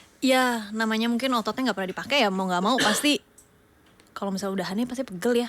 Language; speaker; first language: Indonesian; native; Indonesian